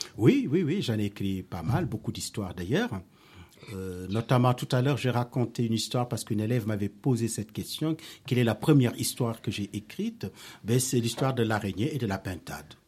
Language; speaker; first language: French; non-native, local second language; Wolof